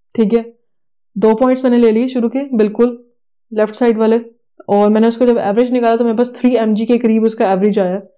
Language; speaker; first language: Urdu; native; Urdu